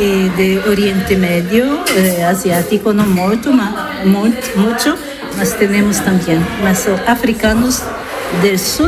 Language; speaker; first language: Spanish; non-native, learner; Italian